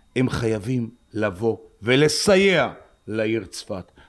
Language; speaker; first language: Hebrew; native; Hebrew